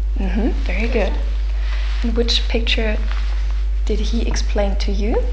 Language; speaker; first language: English; non-native, fluent; German